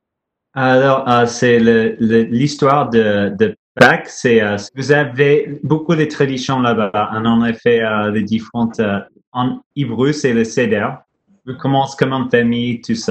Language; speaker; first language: French; non-native, learner; English